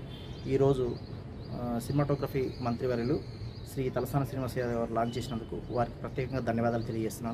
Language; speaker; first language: Telugu; native; Telugu